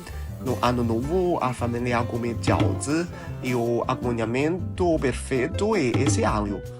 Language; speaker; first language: Portuguese; non-native, learner; Chinese